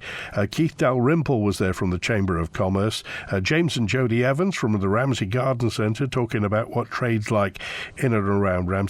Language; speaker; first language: English; native; English